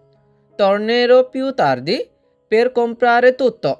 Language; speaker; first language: Italian; non-native, fluent; Bangla